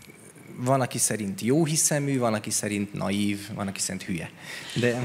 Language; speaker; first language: Hungarian; native; Hungarian